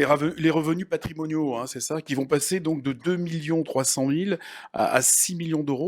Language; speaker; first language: French; native; French